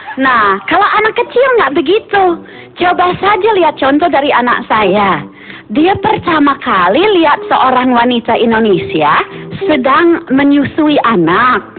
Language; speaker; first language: Indonesian; non-native, fluent; English